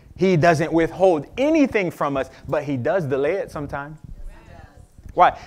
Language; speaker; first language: English; native; English